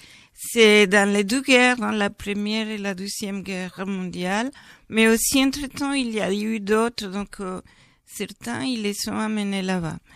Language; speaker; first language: French; non-native, fluent; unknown